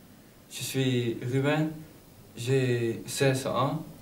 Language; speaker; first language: French; non-native, learner; Dutch